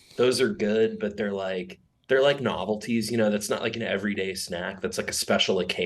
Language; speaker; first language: English; native; English